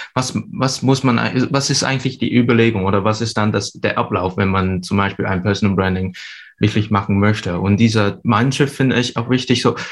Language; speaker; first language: German; non-native, fluent; Cantonese